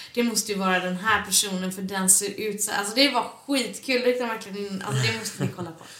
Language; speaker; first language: Swedish; native; Swedish